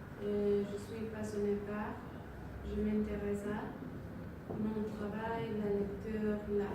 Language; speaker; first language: French; non-native, learner; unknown